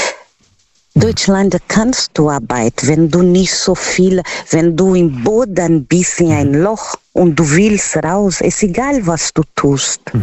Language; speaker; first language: German; non-native, fluent; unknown